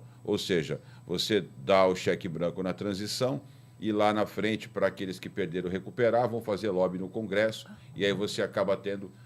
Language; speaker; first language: Portuguese; native; Portuguese